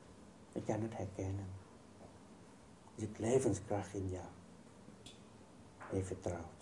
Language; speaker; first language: Dutch; non-native, fluent; Vietnamese